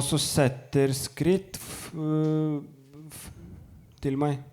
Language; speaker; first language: Norwegian; non-native, fluent; Lithuanian